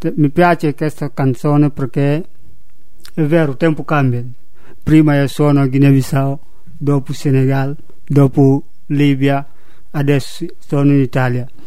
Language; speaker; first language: Italian; non-native, learner; Upper Guinea Crioulo